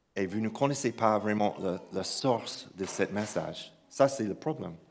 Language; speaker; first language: French; non-native, fluent; English